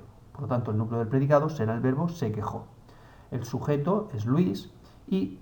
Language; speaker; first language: Spanish; native; Spanish